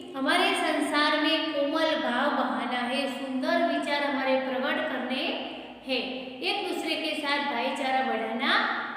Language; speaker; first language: Hindi; non-native, local second language; Gujarati